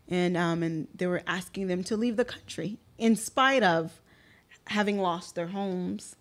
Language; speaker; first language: English; early bilingual, other home language; Haitian Creole